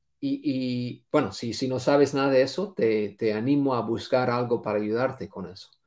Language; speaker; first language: Spanish; non-native, fluent; English